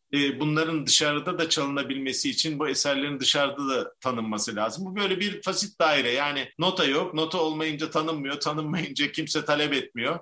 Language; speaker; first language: Turkish; native; Turkish